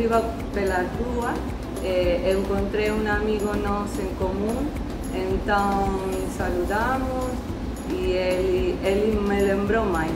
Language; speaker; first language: Portuguese; non-native, learner; Spanish